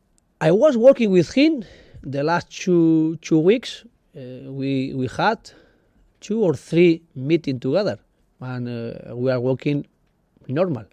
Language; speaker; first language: English; non-native, learner; Spanish